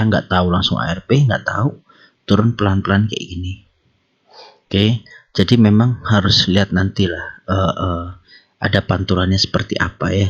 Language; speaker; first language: Indonesian; native; Indonesian